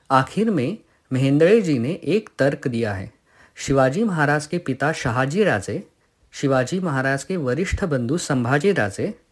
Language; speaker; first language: Hindi; non-native, local second language; Marathi